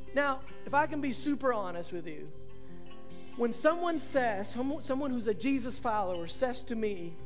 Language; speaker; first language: English; early bilingual, other home language; Spanish